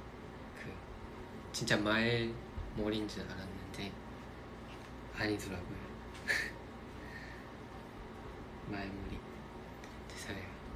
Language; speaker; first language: Korean; non-native, fluent; Japanese